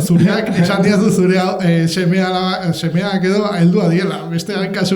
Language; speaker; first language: Basque; native; Basque